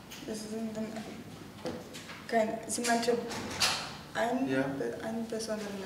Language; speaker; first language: German; non-native, fluent; Russian